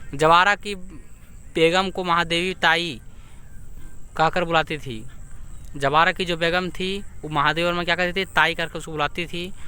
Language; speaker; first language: Hindi; native; Hindi